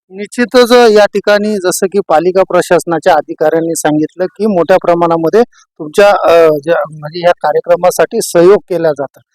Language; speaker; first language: Marathi; native; Marathi